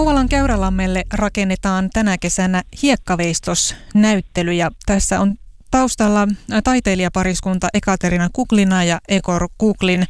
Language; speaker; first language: Finnish; native; Finnish